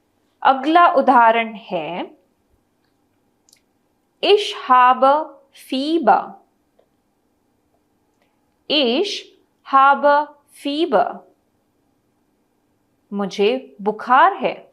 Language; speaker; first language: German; non-native, fluent; Hindi